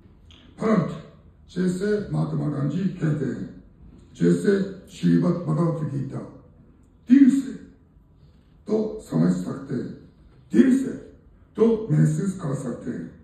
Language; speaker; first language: Hindi; non-native, fluent; Japanese